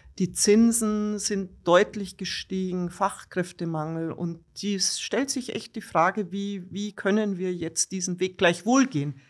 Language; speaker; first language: German; native; German